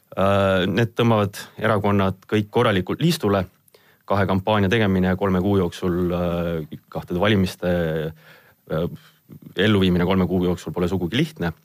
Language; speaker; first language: Estonian; native; Estonian